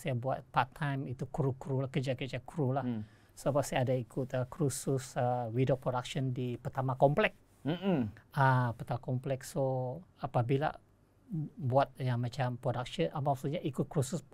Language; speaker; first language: Malay; non-native, local second language; Chinese